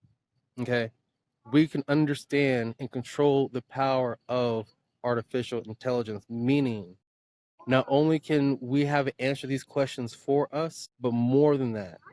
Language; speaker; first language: English; native; English